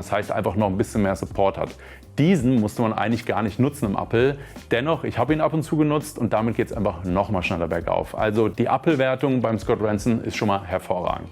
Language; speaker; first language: German; native; German